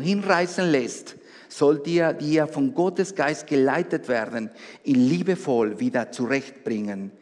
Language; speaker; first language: German; non-native, fluent; Spanish